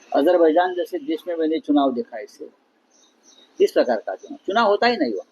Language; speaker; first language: Hindi; non-native, local second language; Marathi